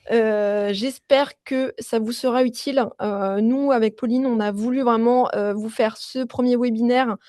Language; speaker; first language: French; native; French